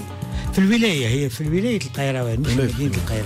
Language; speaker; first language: Arabic; native; Arabic